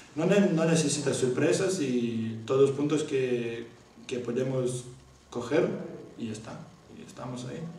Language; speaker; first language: Spanish; non-native, learner; Lithuanian